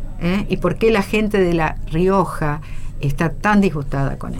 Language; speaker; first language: Spanish; native; Spanish